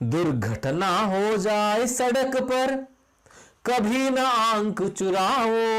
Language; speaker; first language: Hindi; non-native, local second language; Kannada